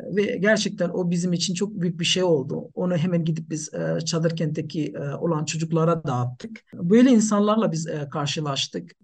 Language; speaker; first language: Turkish; non-native, fluent; Nepali